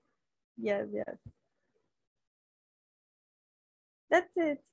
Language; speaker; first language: English; non-native, learner; Portuguese